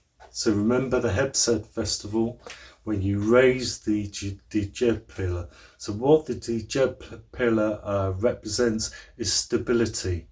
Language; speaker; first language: English; native; English